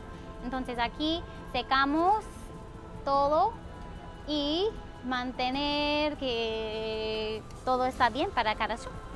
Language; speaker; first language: Spanish; non-native, fluent; English